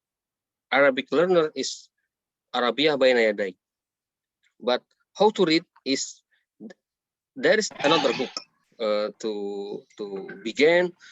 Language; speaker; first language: English; non-native, learner; Indonesian